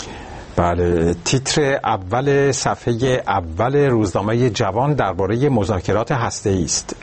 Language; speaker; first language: Persian; native; Persian